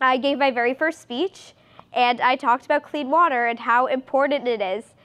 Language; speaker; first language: English; native; English